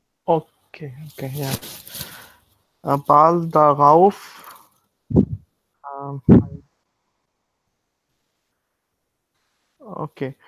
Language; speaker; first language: German; non-native, learner; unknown